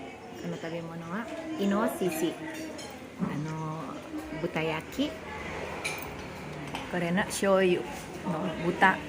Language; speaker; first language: Japanese; non-native, learner; Indonesian